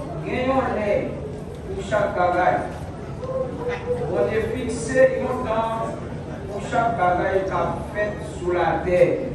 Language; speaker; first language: French; non-native, local second language; Haitian Creole